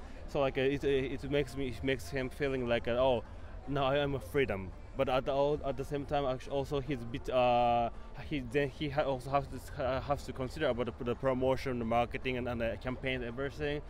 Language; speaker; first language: English; non-native, fluent; Japanese